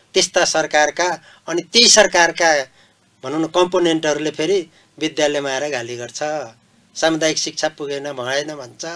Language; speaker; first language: Nepali; non-native, local second language; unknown